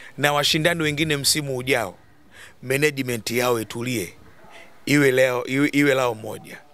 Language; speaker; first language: Swahili; native; Swahili